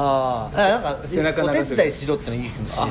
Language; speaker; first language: Japanese; native; Japanese